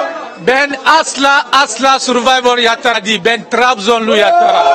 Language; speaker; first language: Turkish; non-native, learner; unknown